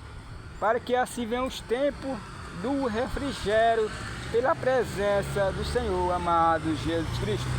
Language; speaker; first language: Portuguese; native; Portuguese